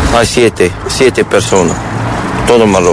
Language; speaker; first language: Spanish; non-native, learner; Arabic